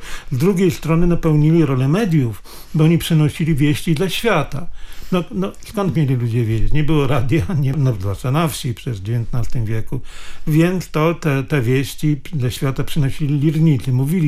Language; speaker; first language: Polish; native; Polish